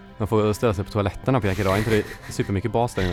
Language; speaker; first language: Swedish; native; Swedish